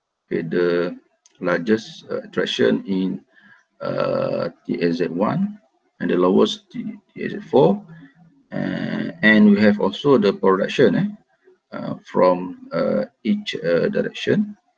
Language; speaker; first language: English; non-native, local second language; Malay